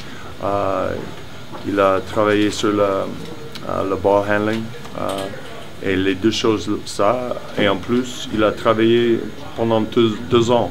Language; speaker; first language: French; non-native, learner; English